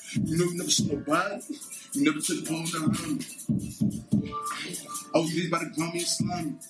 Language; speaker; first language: English; native; English